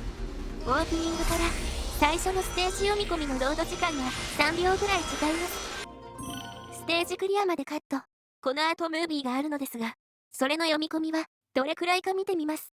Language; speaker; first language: Japanese; native; Japanese